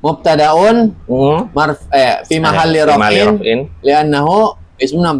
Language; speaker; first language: Arabic; non-native, learner; Indonesian